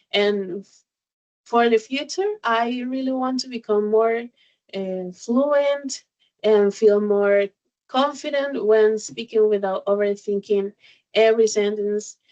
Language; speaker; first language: English; non-native, learner; Spanish